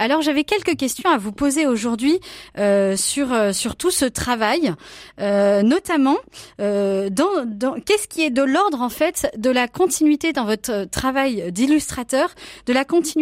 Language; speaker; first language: French; native; French